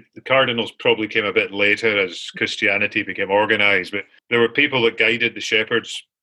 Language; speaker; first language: English; native; English